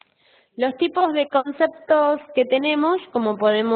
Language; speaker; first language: Spanish; native; Spanish